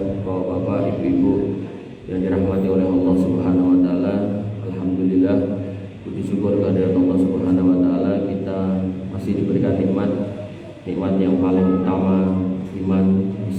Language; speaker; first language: Indonesian; non-native, local second language; Javanese